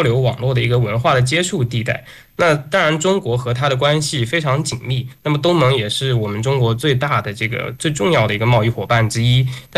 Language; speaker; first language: Chinese; native; Chinese